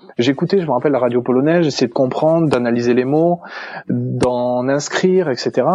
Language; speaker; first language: French; native; French